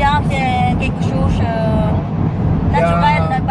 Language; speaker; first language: French; non-native, learner; Vietnamese